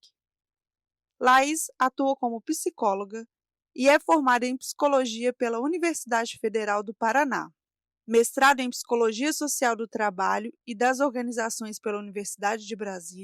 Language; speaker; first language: Portuguese; native; Portuguese